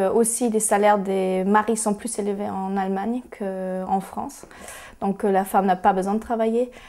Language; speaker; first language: French; non-native, fluent; German